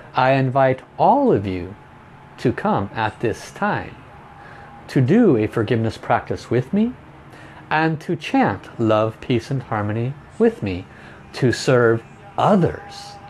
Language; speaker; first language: English; native; English